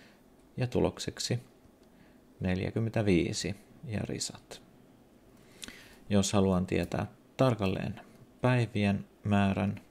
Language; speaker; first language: Finnish; non-native, local second language; Swedish